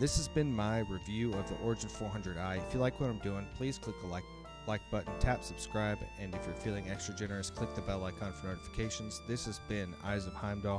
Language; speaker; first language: English; native; English